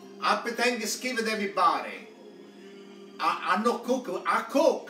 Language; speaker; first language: English; non-native, local second language; Italian